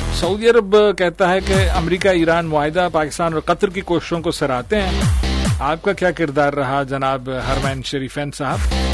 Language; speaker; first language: Urdu; native; Urdu